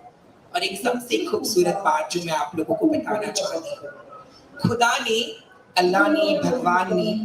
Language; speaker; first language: Hindi; native; Hindi